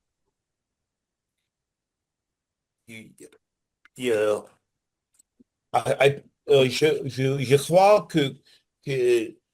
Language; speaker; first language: French; non-native, learner; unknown